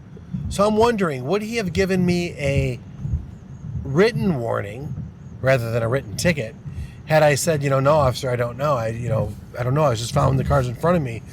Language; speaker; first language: English; native; English